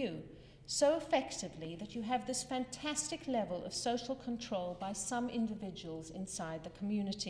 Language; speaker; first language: English; native; English